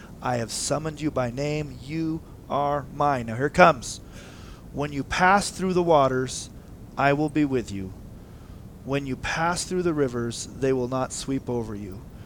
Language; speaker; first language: English; native; English